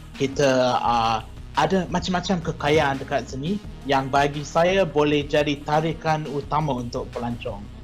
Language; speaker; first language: Malay; non-native, fluent; English